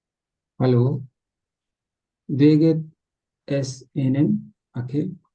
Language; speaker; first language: German; non-native, learner; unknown